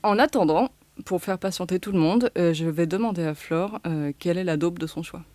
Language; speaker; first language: French; native; French